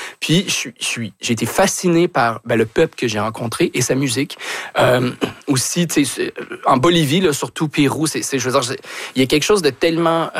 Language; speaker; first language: French; native; French